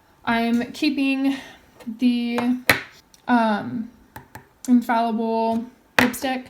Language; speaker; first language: English; native; English